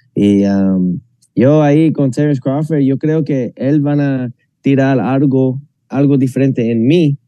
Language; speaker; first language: Spanish; non-native, fluent; English